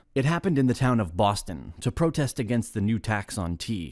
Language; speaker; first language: English; non-native, fluent; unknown